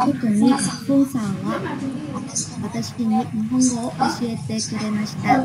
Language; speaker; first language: Japanese; non-native, learner; Vietnamese